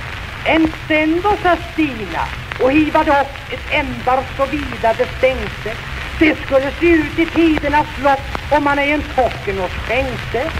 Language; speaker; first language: Swedish; native; Swedish